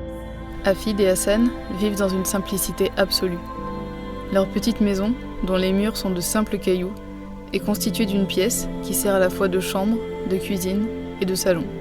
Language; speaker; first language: French; native; French